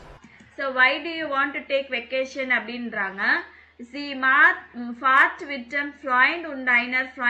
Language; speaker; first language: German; non-native, learner; Tamil